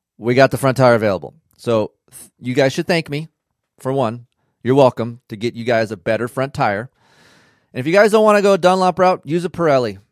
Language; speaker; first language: English; native; English